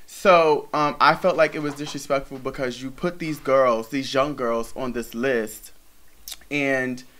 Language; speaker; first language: English; native; English